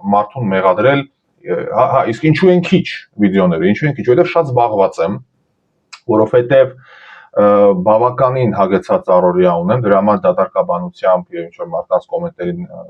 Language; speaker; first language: Armenian; early bilingual, heritage; Armenian